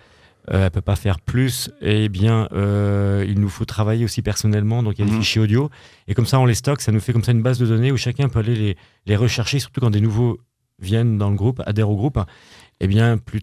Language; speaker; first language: French; native; French